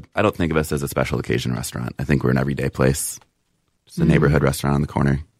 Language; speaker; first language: English; native; English